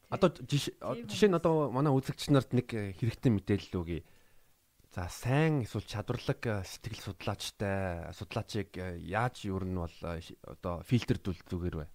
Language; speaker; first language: Mongolian; native; Mongolian